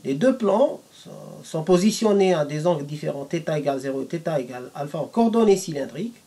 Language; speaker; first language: French; non-native, local second language; Arabic